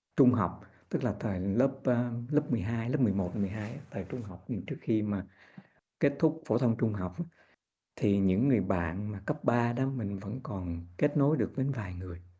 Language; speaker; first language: Vietnamese; native; Vietnamese